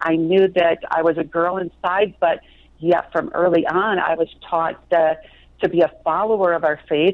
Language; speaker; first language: English; native; English